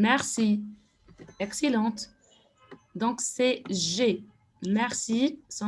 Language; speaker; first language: French; non-native, fluent; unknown